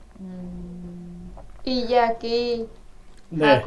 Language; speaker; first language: Korean; non-native, learner; Vietnamese